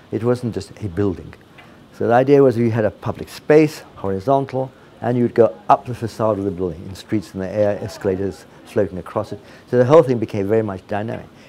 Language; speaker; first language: English; non-native, fluent; Italian